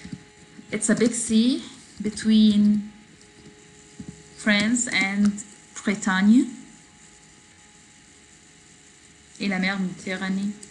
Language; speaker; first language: French; non-native, fluent; Arabic